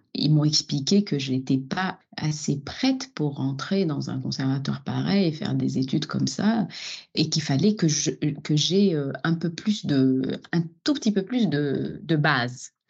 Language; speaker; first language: French; non-native, local second language; Arabic